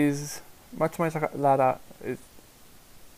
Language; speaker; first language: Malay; non-native, learner; English